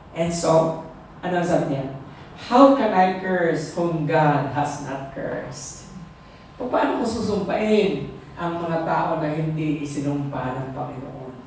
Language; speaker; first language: Filipino; native; Filipino